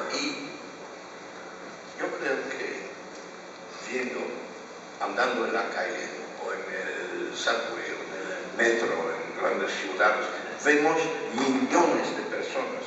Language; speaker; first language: Spanish; non-native, fluent; Dutch